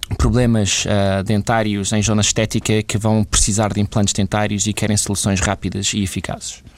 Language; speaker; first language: Portuguese; early bilingual, other home language; English